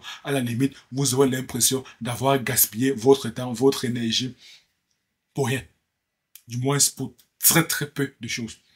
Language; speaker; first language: French; native; French